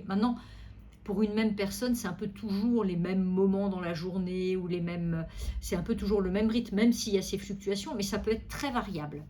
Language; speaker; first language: French; native; French